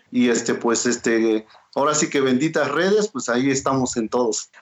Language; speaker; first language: Spanish; non-native, local second language; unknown